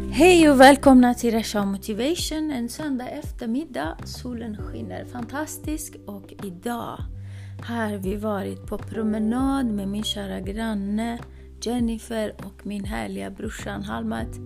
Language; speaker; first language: Swedish; early bilingual, other home language; Kurdish